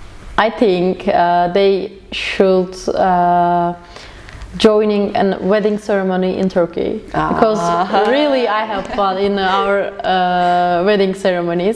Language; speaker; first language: English; non-native, learner; Turkish